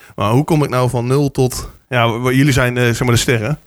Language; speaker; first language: Dutch; native; Dutch